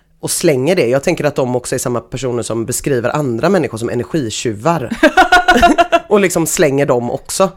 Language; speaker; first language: Swedish; native; Swedish